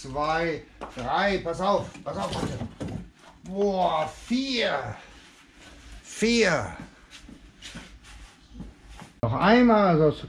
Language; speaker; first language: German; native; German